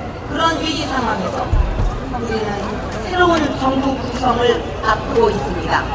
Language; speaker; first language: Korean; native; Korean